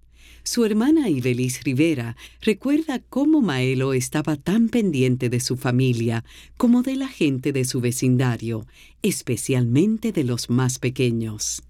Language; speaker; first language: Spanish; native; Spanish